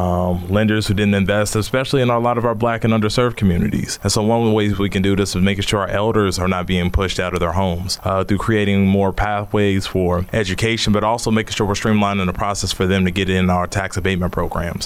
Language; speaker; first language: English; native; English